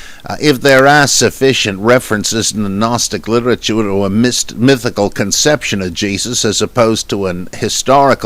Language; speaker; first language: English; native; English